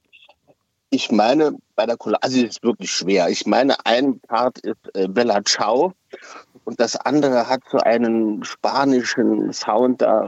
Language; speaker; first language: German; native; German